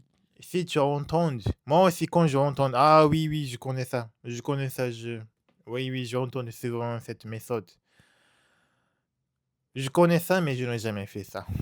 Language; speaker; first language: French; non-native, learner; Japanese